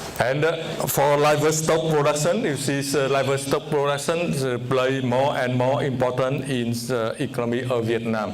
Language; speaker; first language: English; non-native, fluent; Vietnamese